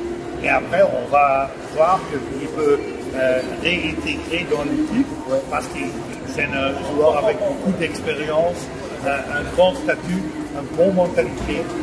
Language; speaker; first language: French; non-native, fluent; Dutch